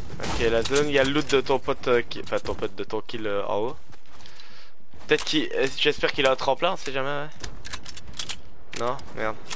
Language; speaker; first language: French; native; French